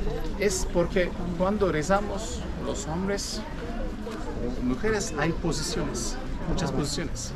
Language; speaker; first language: Spanish; non-native, learner; Turkish